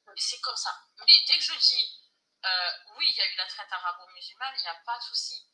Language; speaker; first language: French; native; French